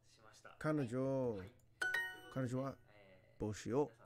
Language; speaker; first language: Japanese; non-native, learner; English